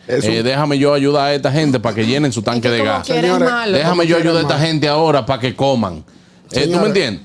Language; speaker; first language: Spanish; native; Spanish